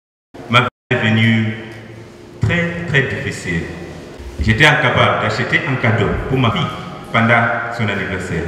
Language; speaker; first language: French; non-native, learner; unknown